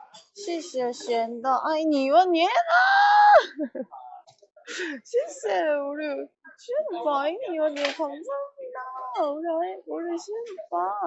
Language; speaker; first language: Chinese; non-native, learner; Korean